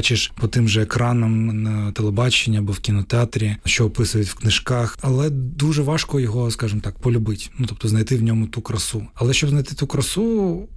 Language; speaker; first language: Ukrainian; native; Ukrainian